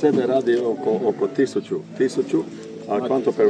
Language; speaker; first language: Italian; non-native, learner; Croatian